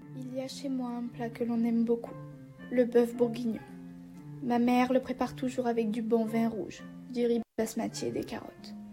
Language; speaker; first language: French; native; French